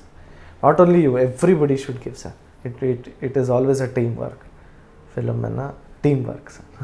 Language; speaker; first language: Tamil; non-native, learner; Kannada